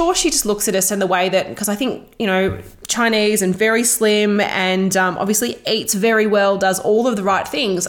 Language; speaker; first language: English; native; English